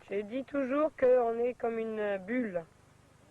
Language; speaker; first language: French; native; French